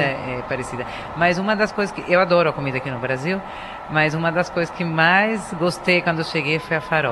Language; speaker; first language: Portuguese; non-native, fluent; Spanish